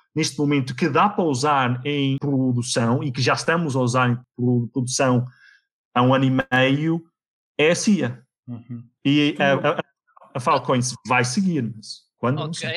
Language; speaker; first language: Portuguese; native; Portuguese